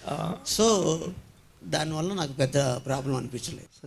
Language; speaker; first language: Telugu; native; Telugu